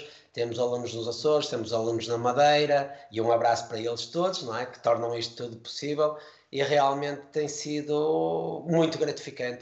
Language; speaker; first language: Portuguese; native; Portuguese